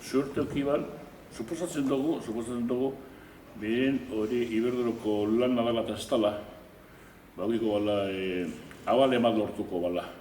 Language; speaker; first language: Basque; native; Basque